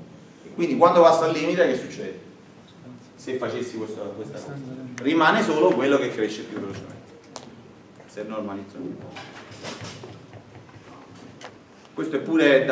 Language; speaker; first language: Italian; native; Italian